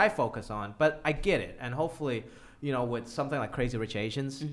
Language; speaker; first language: English; early bilingual, other home language; Cantonese